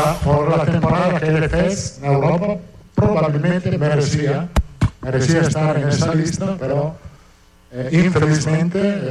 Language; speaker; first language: Spanish; non-native, fluent; Italian